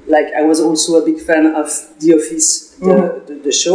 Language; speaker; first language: English; non-native, fluent; French